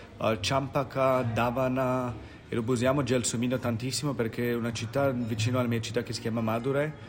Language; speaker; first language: Italian; non-native, fluent; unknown